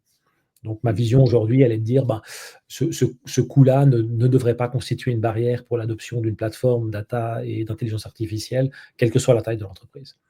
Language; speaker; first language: French; native; French